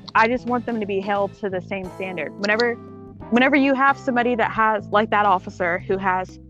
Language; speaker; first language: English; native; English